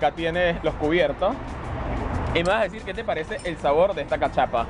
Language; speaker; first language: Spanish; native; Spanish